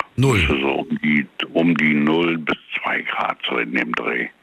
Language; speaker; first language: German; native; German